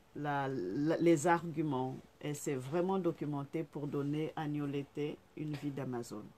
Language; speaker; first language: French; non-native, fluent; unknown